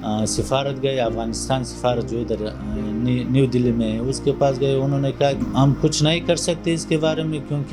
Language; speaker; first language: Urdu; non-native, fluent; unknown